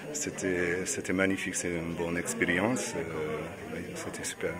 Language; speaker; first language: French; non-native, learner; English